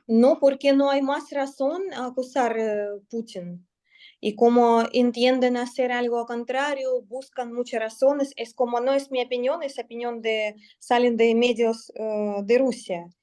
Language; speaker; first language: Spanish; non-native, learner; Russian